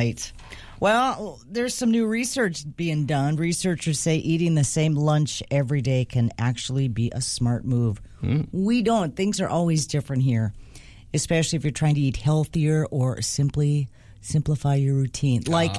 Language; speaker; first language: English; native; English